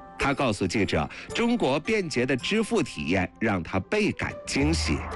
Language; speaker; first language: Chinese; native; Chinese